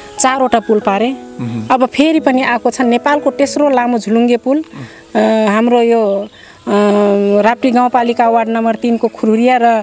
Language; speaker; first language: Nepali; non-native, local second language; Dangaura Tharu